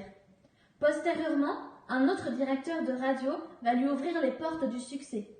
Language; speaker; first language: French; native; French